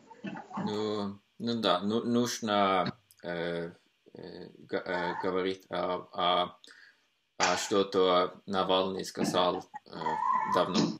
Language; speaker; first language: Russian; non-native, fluent; Norwegian